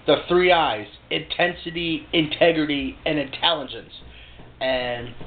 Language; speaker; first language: English; native; English